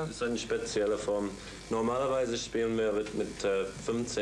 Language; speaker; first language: German; non-native, fluent; English